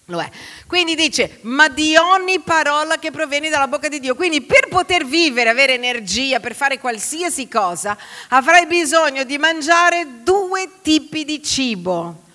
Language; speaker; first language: Italian; non-native, fluent; Portuguese